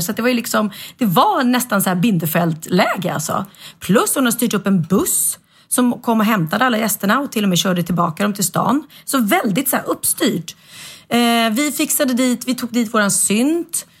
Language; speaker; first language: Swedish; native; Swedish